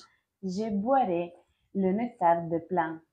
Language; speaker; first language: French; non-native, learner; Spanish